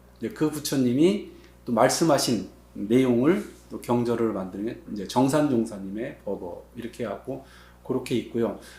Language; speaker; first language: Korean; native; Korean